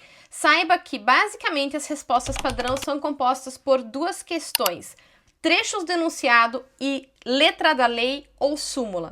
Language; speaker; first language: Portuguese; native; Portuguese